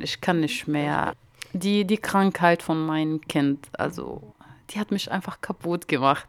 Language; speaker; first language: German; non-native, learner; Arabic